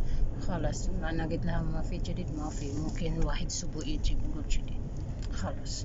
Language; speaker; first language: Arabic; non-native, learner; Filipino